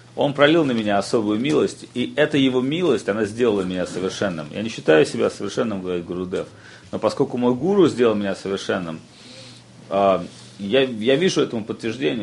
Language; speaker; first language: Russian; native; Russian